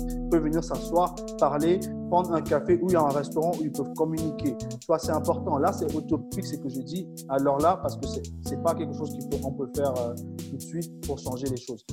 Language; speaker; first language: French; non-native, fluent; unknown